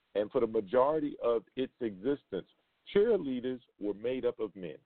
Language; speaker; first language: English; native; English